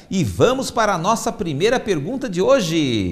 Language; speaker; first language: Portuguese; native; Portuguese